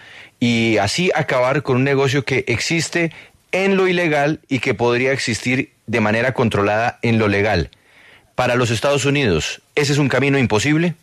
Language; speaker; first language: Spanish; native; Spanish